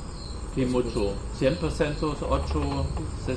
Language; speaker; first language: Spanish; non-native, learner; German